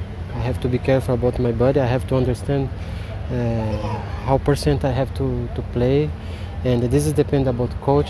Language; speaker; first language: English; non-native, learner; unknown